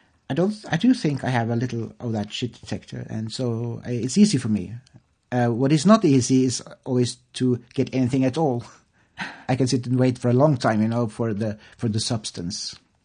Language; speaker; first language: English; non-native, fluent; Norwegian